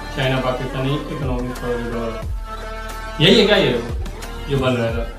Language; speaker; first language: Hindi; native; Hindi